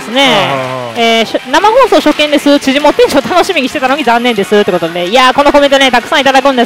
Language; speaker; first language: Japanese; native; Japanese